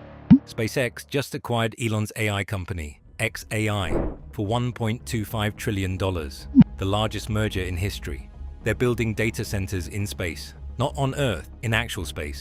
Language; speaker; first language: English; native; English